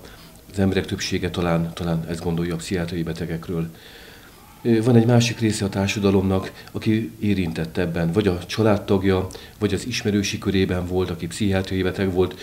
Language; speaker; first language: Hungarian; native; Hungarian